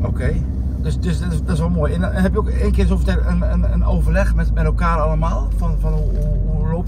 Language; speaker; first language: Dutch; native; Dutch